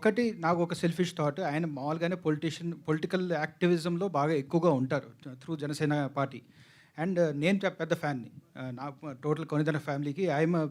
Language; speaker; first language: Telugu; native; Telugu